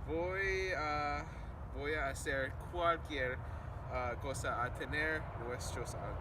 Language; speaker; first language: Spanish; non-native, learner; English